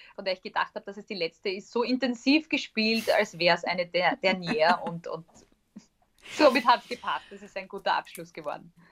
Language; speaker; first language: German; native; German